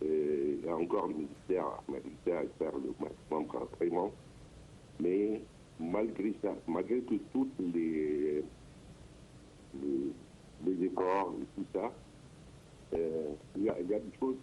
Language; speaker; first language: French; non-native, learner; Arabic